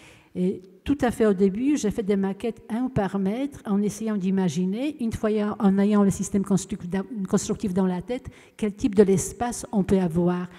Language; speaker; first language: French; non-native, fluent; Polish